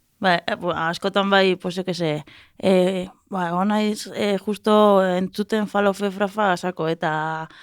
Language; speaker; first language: Basque; non-native, local second language; Spanish